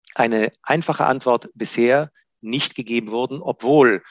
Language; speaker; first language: German; non-native, fluent; Hebrew